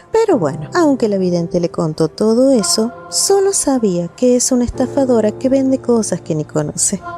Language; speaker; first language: Spanish; native; Spanish